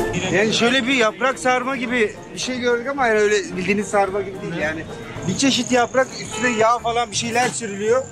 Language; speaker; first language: Turkish; native; Turkish